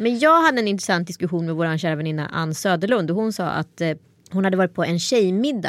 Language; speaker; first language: Swedish; native; Swedish